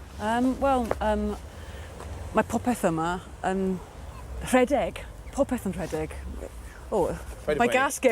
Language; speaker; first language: Welsh; non-native, local second language; English